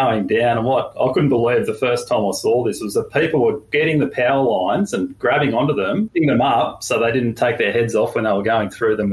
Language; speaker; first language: English; native; English